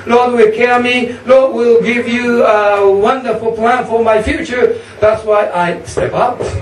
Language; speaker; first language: English; non-native, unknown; Japanese